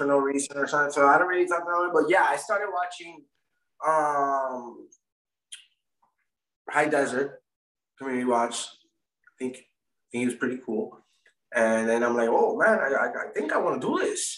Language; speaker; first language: English; native; English